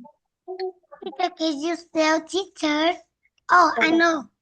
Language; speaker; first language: English; non-native, learner; Vietnamese